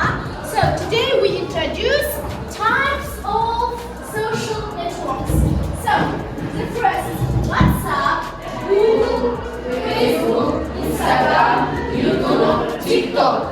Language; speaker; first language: English; non-native, learner; Kazakh